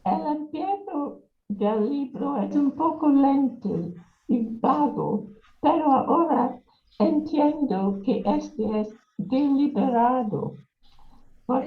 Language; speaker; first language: Spanish; non-native, learner; English